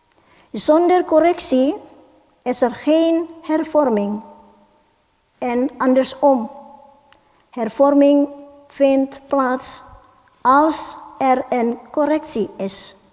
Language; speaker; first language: Dutch; non-native, fluent; Indonesian